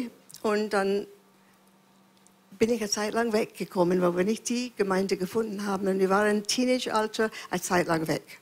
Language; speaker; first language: German; non-native, fluent; English